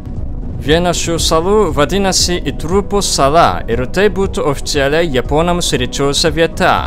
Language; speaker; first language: Lithuanian; non-native, fluent; Japanese